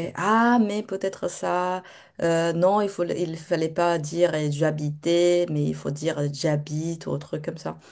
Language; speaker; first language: French; non-native, fluent; Japanese